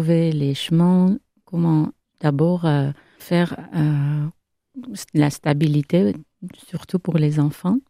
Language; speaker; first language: French; non-native, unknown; Armenian